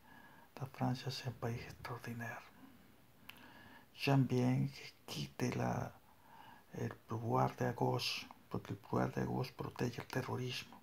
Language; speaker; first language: French; non-native, learner; Spanish